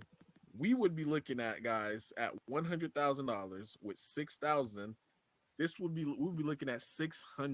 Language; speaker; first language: English; native; English